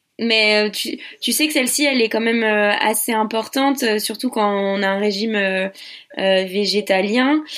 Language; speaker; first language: French; native; French